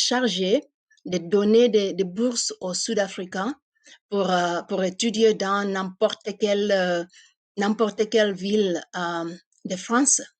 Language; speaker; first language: French; non-native, fluent; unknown